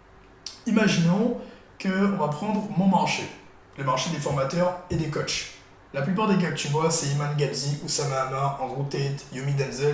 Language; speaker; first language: French; native; French